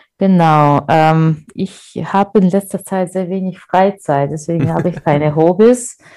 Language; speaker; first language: German; non-native, fluent; Russian